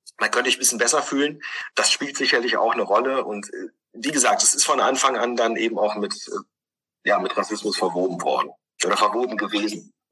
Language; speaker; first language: German; early bilingual, other home language; Greek